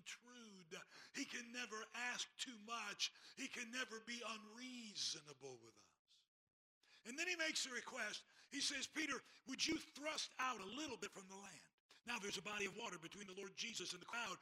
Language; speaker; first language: English; native; English